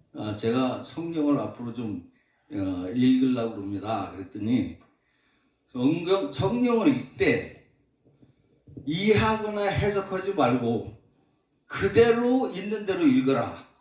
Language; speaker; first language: Korean; native; Korean